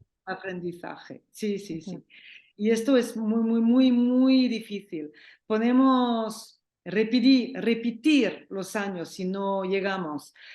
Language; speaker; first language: Spanish; non-native, fluent; French